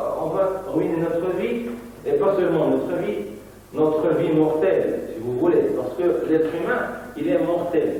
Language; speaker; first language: French; non-native, local second language; Arabic